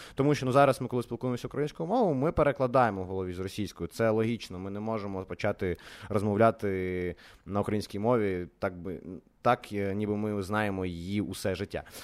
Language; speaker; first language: Ukrainian; native; Ukrainian